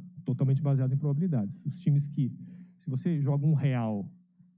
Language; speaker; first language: Portuguese; native; Portuguese